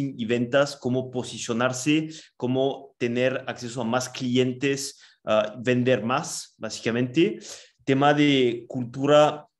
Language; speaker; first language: Spanish; non-native, fluent; French